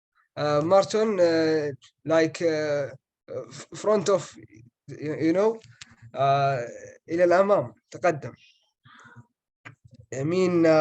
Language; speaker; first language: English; non-native, learner; Arabic